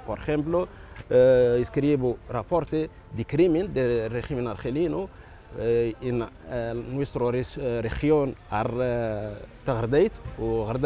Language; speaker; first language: Spanish; non-native, learner; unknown